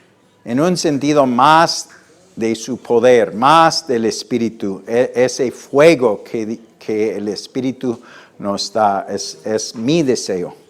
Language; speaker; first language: Spanish; non-native, fluent; English